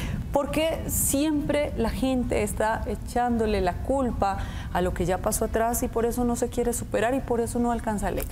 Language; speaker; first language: Spanish; native; Spanish